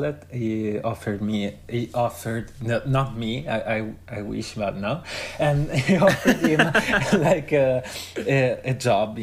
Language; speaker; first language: English; non-native, fluent; Italian